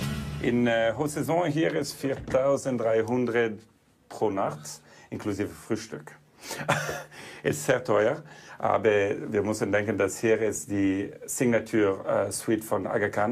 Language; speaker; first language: German; non-native, fluent; Italian